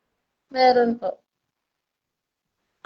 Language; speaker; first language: Filipino; native; Filipino